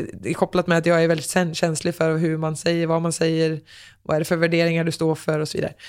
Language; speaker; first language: Swedish; native; Swedish